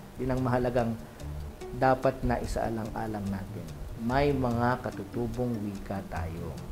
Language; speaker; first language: Filipino; native; Filipino